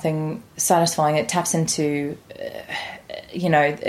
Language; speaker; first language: English; native; English